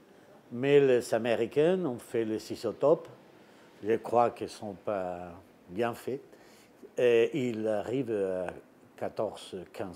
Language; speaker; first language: French; non-native, fluent; Spanish